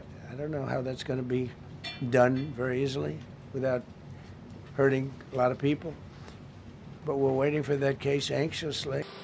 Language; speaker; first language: English; native; English